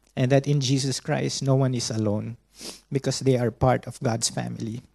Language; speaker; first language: English; non-native, local second language; Filipino